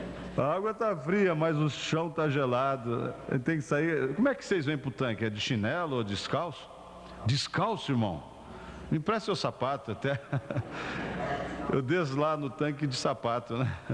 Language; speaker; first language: Portuguese; native; Portuguese